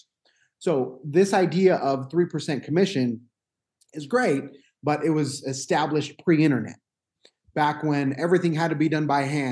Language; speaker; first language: English; native; English